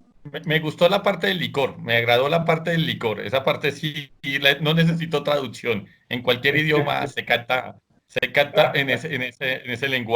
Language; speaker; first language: Spanish; native; Spanish